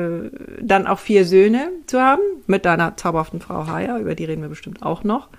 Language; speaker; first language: German; native; German